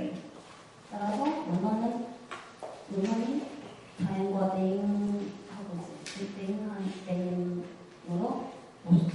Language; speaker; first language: Korean; non-native, fluent; Chinese